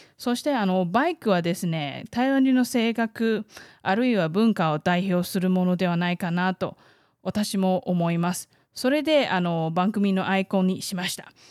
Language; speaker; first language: Japanese; non-native, fluent; Chinese